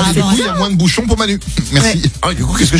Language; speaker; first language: French; native; French